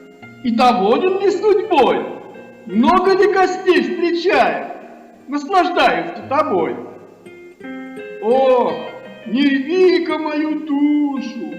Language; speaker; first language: Russian; native; Russian